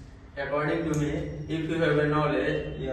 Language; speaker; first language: English; non-native, learner; Hindi